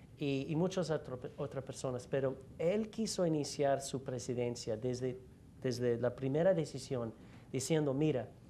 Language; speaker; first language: Spanish; non-native, fluent; English